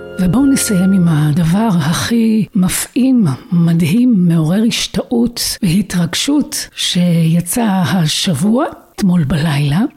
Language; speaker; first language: Hebrew; native; Hebrew